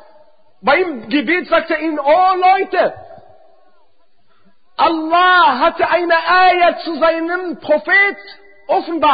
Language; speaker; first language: German; non-native, fluent; Arabic